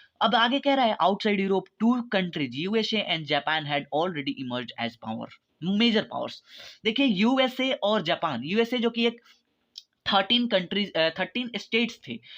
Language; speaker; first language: Hindi; native; Hindi